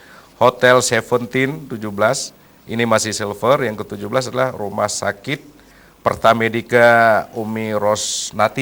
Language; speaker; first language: Malay; native; Malay